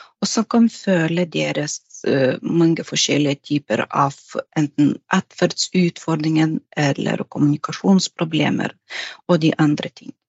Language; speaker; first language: Norwegian; non-native, fluent; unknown